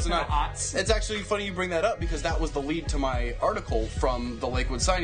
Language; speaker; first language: English; native; English